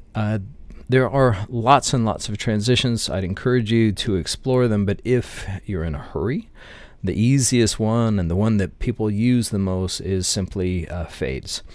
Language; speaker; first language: English; native; English